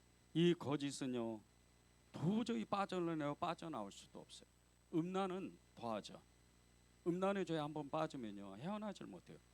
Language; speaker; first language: Korean; native; Korean